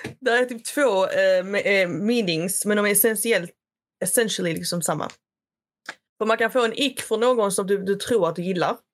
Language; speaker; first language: Swedish; early bilingual, other home language; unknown